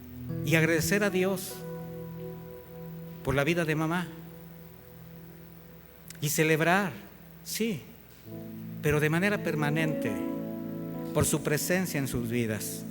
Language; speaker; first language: Spanish; native; Spanish